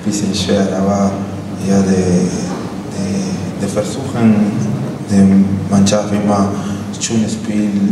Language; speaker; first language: German; non-native, learner; Spanish